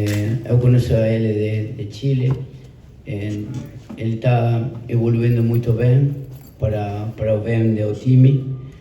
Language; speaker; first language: Portuguese; non-native, learner; Spanish